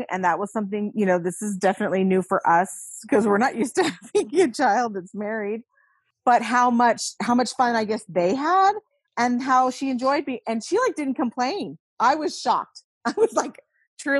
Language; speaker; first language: English; native; English